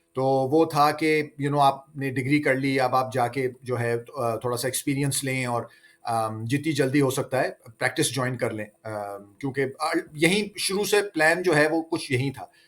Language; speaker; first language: Urdu; native; Urdu